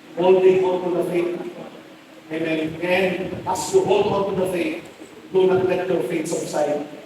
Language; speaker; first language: English; non-native, local second language; Filipino